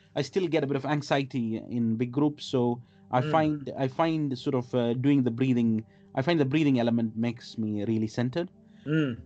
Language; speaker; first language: English; non-native, local second language; Malayalam